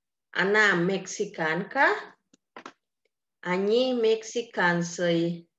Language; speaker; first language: Russian; non-native, fluent; Indonesian